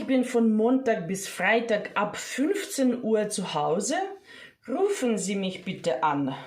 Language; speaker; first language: German; non-native, fluent; Ukrainian